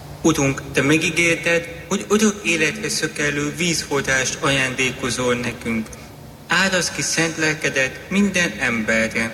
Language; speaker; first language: Hungarian; native; Hungarian